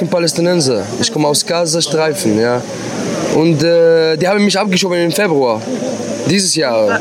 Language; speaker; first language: German; non-native, learner; Arabic